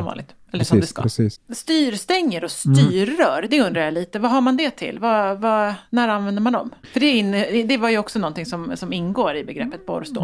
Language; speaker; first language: Swedish; native; Swedish